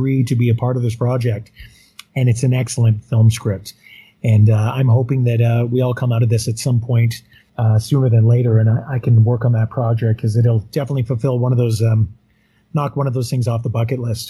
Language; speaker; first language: English; native; English